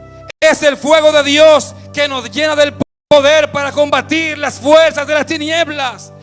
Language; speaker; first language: Spanish; native; Spanish